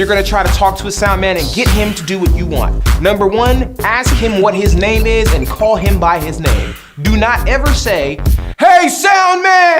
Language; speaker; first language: English; native; English